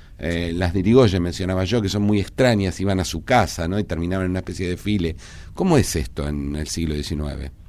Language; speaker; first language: Spanish; native; Spanish